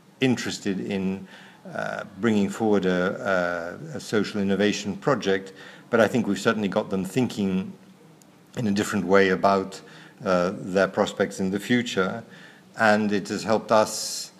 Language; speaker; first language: English; non-native, fluent; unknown